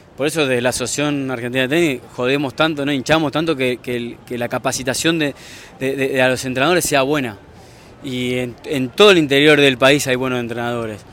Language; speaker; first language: Spanish; native; Spanish